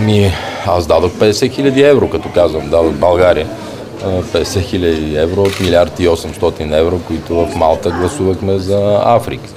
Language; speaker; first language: Bulgarian; native; Bulgarian